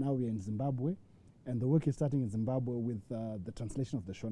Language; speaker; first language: English; non-native, local second language; Shona